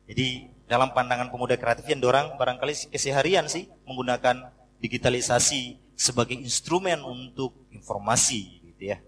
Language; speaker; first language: Indonesian; native; Indonesian